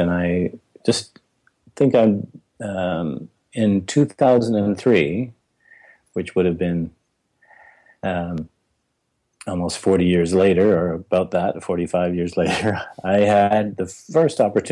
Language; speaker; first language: English; native; English